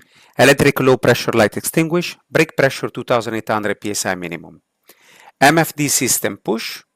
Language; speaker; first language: English; non-native, fluent; Italian